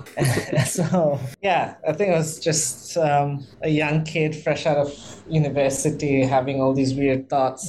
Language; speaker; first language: English; non-native, local second language; Bangla